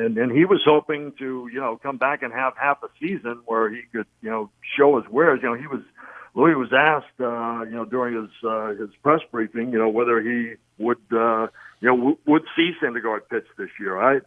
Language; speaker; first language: English; native; English